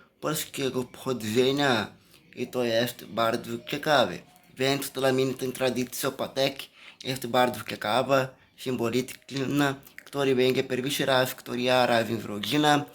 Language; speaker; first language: Polish; non-native, learner; Portuguese